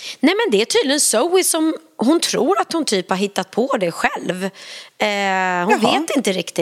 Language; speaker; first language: Swedish; native; Swedish